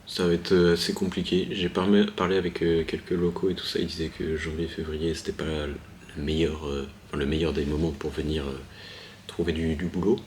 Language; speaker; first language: French; native; French